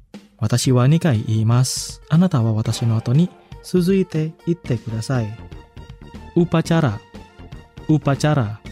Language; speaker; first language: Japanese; non-native, fluent; Indonesian